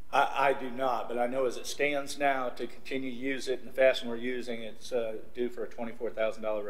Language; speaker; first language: English; native; English